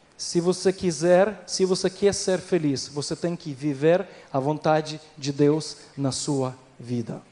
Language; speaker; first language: Portuguese; non-native, fluent; Ukrainian